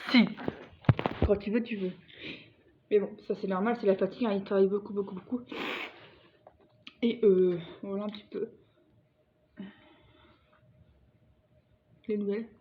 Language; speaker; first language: French; native; French